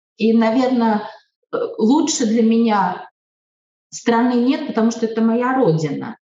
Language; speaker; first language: Russian; native; Russian